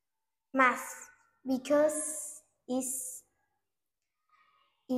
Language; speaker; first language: English; non-native, learner; Vietnamese